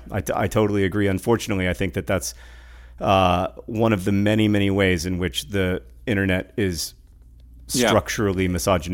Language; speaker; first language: English; native; English